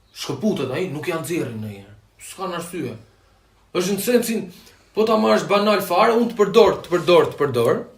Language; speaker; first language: Albanian; native; Albanian